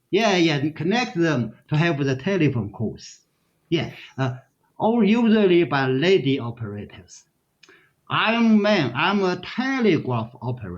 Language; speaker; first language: English; non-native, learner; Chinese